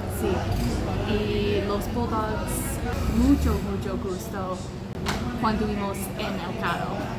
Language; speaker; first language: Spanish; non-native, learner; English